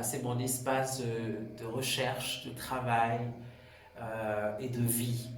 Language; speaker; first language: French; non-native, local second language; Swahili